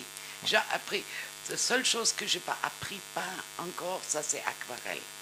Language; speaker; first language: French; non-native, fluent; German